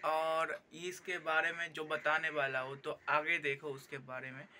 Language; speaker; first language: Hindi; non-native, local second language; Bangla